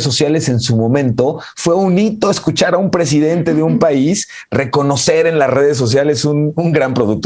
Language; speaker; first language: Spanish; native; Spanish